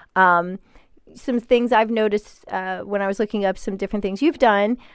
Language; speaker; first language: English; native; English